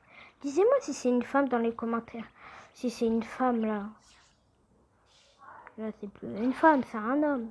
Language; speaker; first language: French; native; French